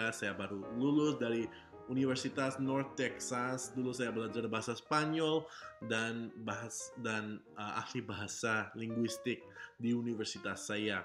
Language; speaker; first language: Indonesian; non-native, fluent; English